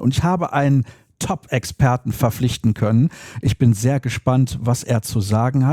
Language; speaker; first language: German; native; German